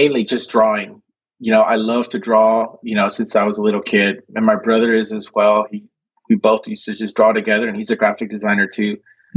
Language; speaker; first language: English; early bilingual, other home language; Spanish